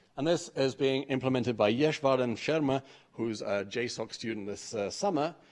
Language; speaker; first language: English; native; English